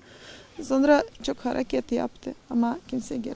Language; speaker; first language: Turkish; non-native, learner; Russian